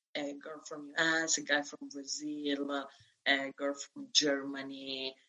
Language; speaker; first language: English; non-native, fluent; Italian